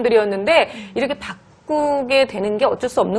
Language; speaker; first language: Korean; native; Korean